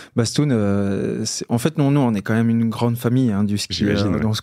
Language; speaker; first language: French; native; French